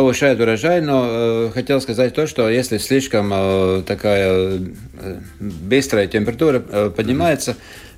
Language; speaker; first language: Russian; non-native, local second language; Latvian